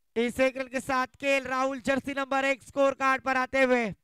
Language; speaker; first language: Hindi; non-native, local second language; Marathi